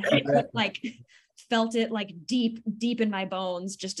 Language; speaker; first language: English; native; English